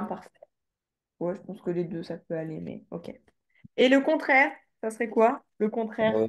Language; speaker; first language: French; native; French